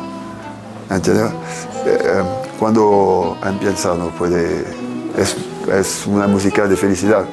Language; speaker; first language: Spanish; non-native, learner; French